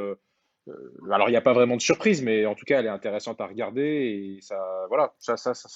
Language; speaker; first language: French; native; French